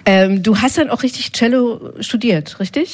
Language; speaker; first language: German; native; German